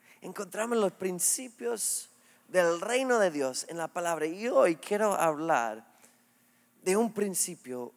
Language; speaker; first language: Spanish; non-native, fluent; English